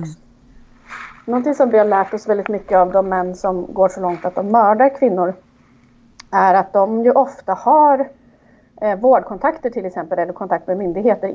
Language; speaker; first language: Swedish; native; Swedish